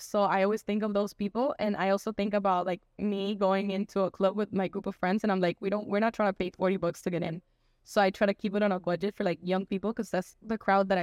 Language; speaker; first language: English; early bilingual, other home language; Spanish